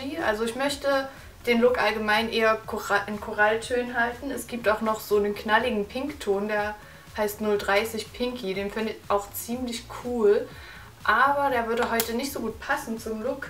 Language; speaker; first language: German; native; German